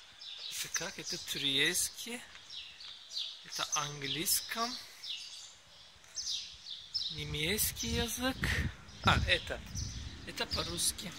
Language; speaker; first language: Russian; non-native, learner; Turkish